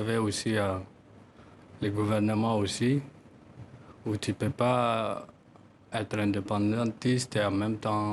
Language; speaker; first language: French; non-native, local second language; Tamasheq